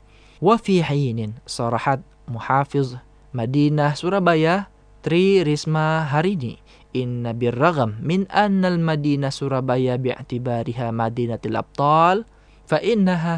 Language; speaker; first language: Arabic; non-native, fluent; Indonesian